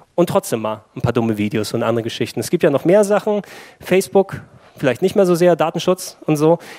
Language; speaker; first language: German; early bilingual, other home language; Greek